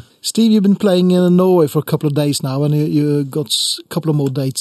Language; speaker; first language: English; non-native, fluent; Norwegian